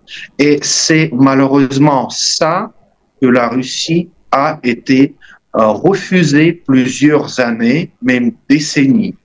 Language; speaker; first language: French; non-native, fluent; Russian